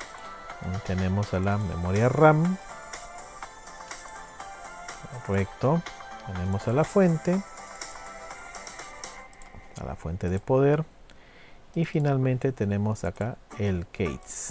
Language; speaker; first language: Spanish; native; Spanish